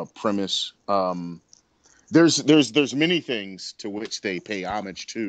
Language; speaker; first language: English; native; English